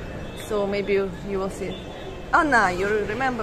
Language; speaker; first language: English; non-native, fluent; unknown